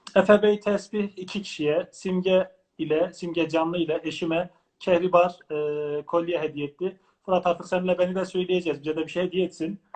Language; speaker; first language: Turkish; native; Turkish